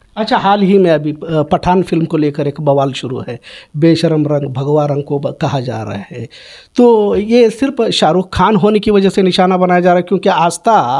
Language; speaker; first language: Hindi; non-native, local second language; Urdu